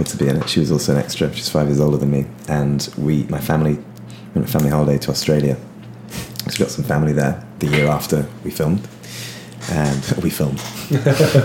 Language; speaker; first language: English; native; English